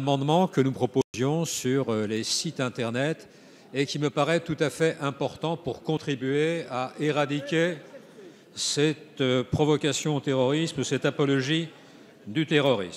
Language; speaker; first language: French; native; French